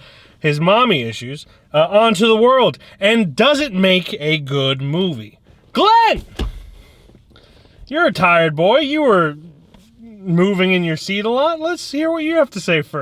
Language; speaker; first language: English; native; English